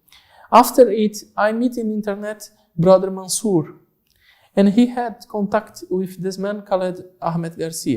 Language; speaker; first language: English; non-native, learner; Portuguese